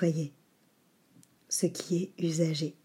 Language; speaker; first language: French; native; French